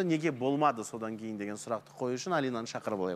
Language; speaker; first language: Kazakh; native; Kazakh